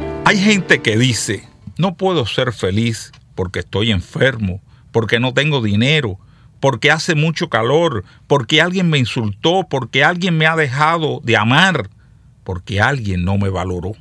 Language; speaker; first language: Spanish; native; Spanish